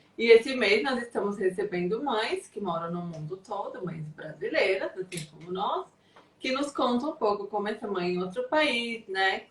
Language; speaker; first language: Portuguese; native; Portuguese